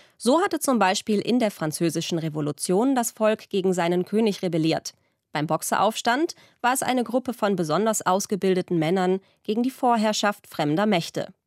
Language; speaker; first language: German; native; German